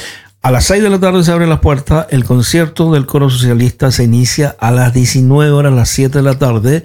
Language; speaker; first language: Spanish; native; Spanish